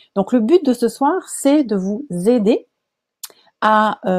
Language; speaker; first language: French; native; French